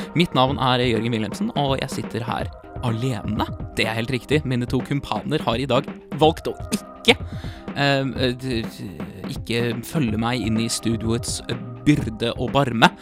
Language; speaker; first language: Norwegian; native; Norwegian